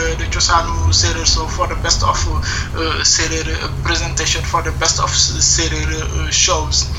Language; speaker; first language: English; non-native, fluent; Serer